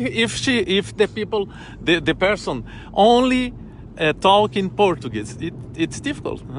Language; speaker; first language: English; non-native, learner; Portuguese